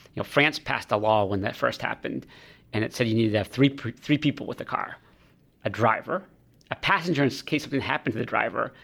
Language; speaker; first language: English; native; English